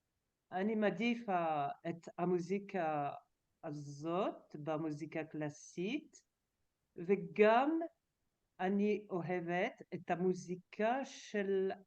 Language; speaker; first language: Hebrew; non-native, learner; French